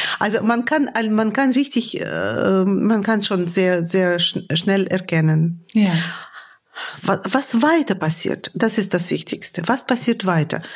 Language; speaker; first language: German; non-native, fluent; Russian